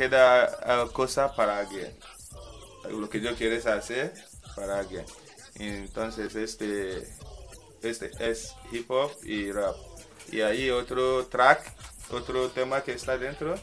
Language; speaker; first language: Spanish; non-native, learner; English